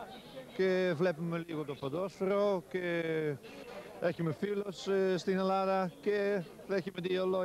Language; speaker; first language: Greek; non-native, learner; Dutch